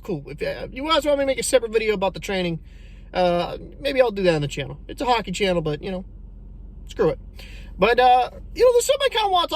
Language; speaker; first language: English; native; English